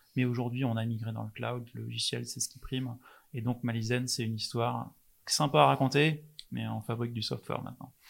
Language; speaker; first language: French; non-native, fluent; English